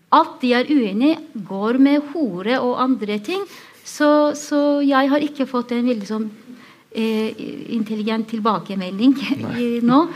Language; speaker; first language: Norwegian; non-native, fluent; Turkish